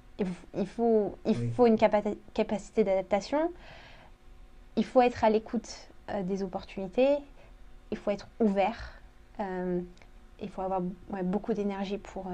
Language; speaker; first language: French; early bilingual, other home language; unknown